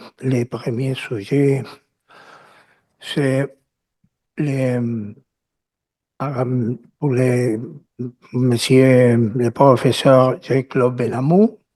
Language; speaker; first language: French; non-native, learner; Spanish